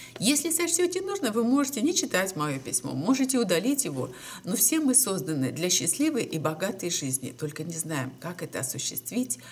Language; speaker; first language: Russian; native; Russian